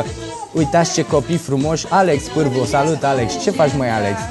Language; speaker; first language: Romanian; native; Romanian